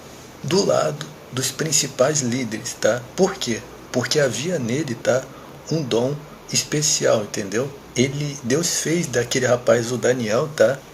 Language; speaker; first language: Portuguese; native; Portuguese